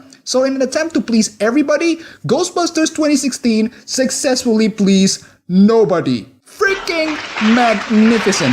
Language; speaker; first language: English; non-native, fluent; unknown